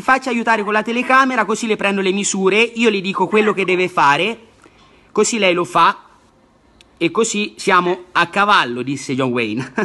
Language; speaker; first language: Italian; native; Italian